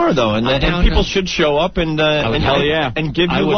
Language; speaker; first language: English; native; English